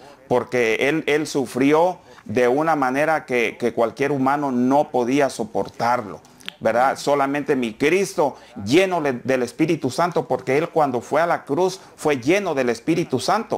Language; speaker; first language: Spanish; native; Spanish